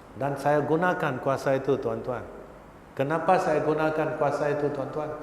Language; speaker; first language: Malay; non-native, local second language; Tamil